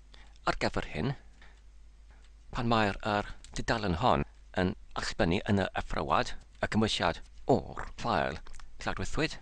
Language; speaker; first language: Welsh; non-native, fluent; English